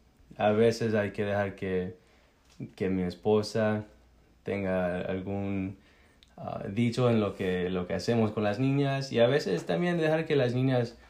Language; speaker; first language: Spanish; early bilingual, heritage; Spanish